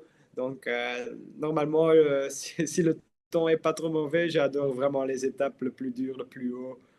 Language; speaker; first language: French; non-native, local second language; Dutch